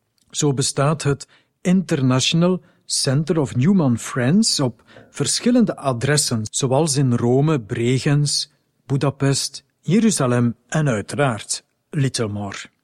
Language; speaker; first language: Dutch; native; Dutch